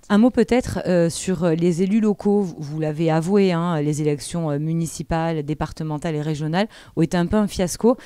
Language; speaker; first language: French; native; French